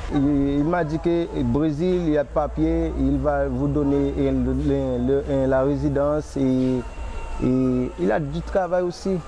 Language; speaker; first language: French; non-native, local second language; Haitian Creole